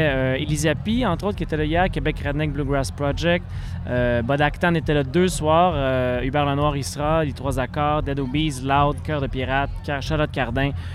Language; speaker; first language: French; native; French